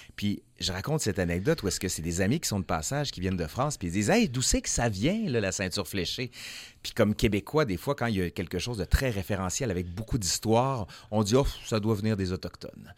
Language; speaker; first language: French; native; French